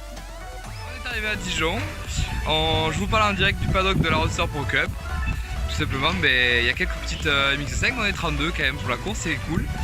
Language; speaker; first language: French; native; French